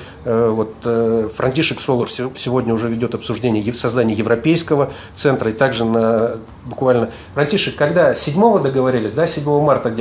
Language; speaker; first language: Russian; native; Russian